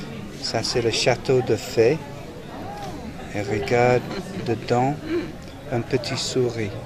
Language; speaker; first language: French; non-native, learner; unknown